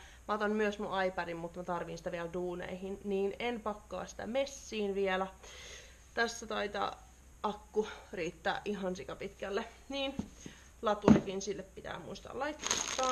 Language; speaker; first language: Finnish; native; Finnish